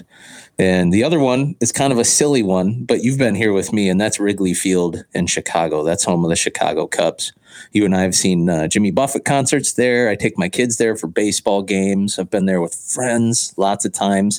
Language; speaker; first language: English; native; English